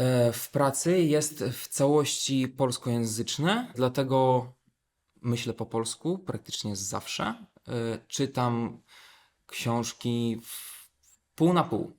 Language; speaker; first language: Polish; non-native, fluent; Belarusian